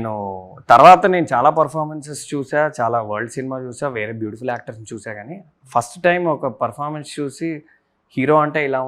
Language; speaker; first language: Telugu; native; Telugu